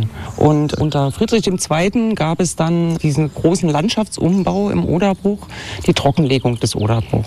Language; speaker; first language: German; native; German